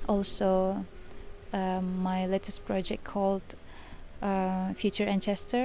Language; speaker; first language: English; non-native, fluent; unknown